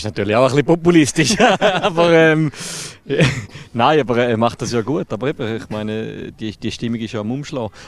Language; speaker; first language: German; native; German